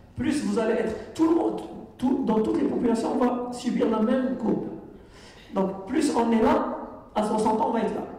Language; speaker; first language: French; non-native, local second language; Arabic